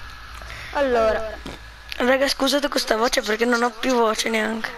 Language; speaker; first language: Italian; native; Italian